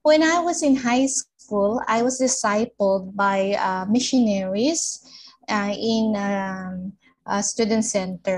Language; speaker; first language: English; non-native, local second language; Filipino